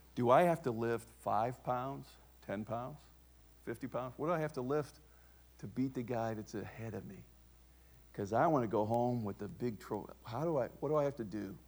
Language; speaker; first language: English; native; English